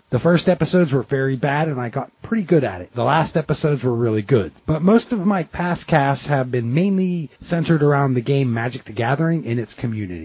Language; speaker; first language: English; native; English